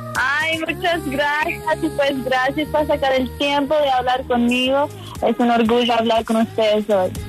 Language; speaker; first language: Spanish; non-native, fluent; English